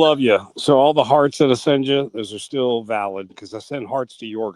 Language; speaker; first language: English; native; English